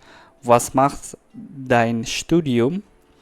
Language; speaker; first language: German; non-native, fluent; Indonesian